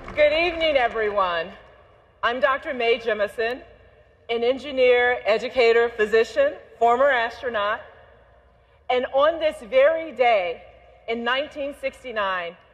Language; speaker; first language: English; native; English